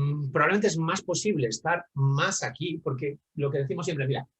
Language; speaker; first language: Spanish; native; Spanish